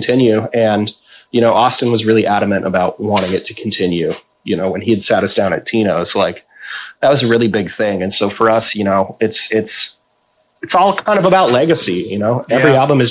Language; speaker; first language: English; native; English